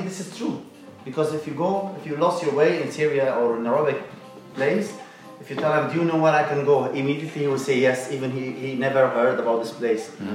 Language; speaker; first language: English; non-native, learner; Arabic